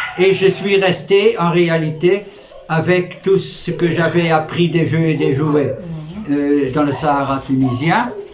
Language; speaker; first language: French; native; French